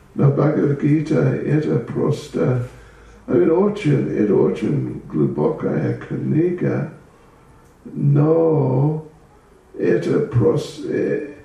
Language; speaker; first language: Russian; non-native, learner; English